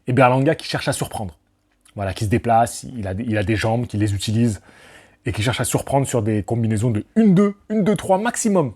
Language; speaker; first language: French; native; French